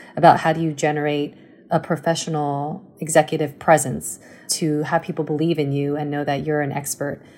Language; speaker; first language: English; early bilingual, other home language; Chinese